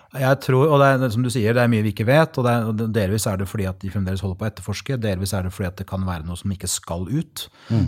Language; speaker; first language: Norwegian; native; Norwegian